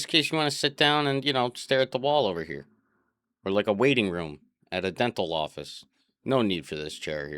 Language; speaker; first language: English; native; English